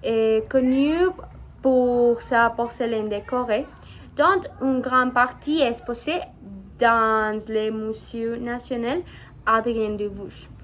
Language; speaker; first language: French; non-native, learner; Spanish